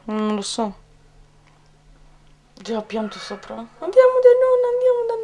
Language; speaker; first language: Italian; non-native, fluent; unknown